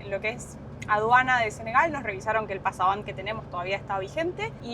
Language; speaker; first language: Spanish; native; Spanish